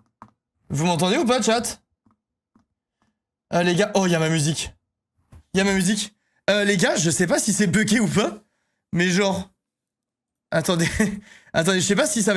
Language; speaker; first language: French; native; French